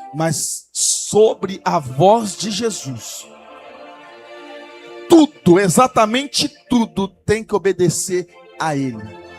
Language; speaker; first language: Portuguese; native; Portuguese